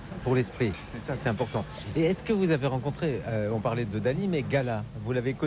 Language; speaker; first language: French; native; French